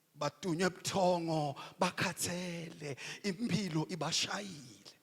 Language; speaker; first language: Zulu; non-native, local second language; Swati